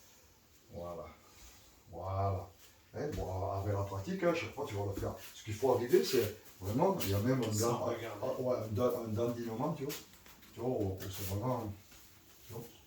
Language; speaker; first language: French; native; French